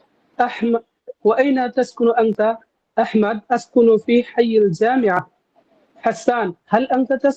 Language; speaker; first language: Arabic; non-native, learner; Bangla